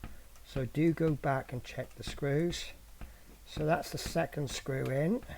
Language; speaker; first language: English; native; English